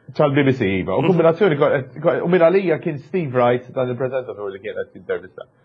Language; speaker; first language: Maltese; early bilingual, other home language; English